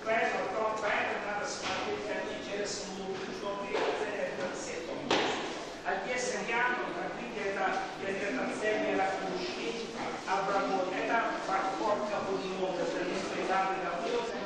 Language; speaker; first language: Russian; non-native, fluent; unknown